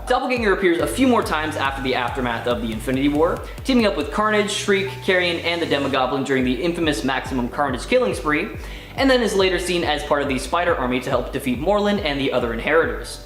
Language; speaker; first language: English; native; English